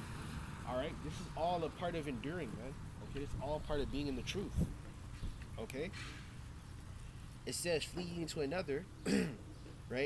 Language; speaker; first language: English; native; English